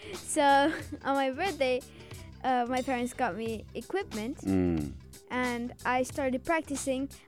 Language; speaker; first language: English; early bilingual, other home language; Azerbaijani